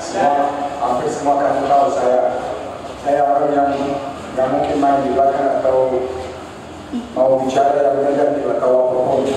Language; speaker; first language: Indonesian; non-native, fluent; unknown